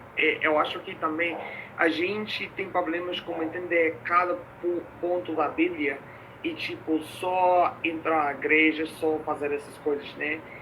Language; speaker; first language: Portuguese; non-native, fluent; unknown